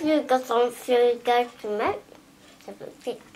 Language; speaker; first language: Swedish; early bilingual, other home language; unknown